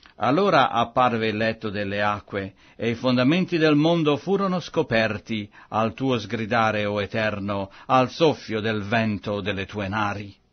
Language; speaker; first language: Italian; non-native, fluent; French